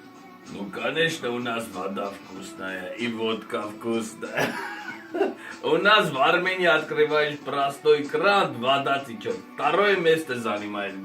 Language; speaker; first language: Russian; non-native, fluent; Armenian